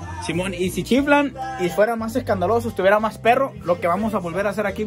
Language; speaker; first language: Spanish; native; Spanish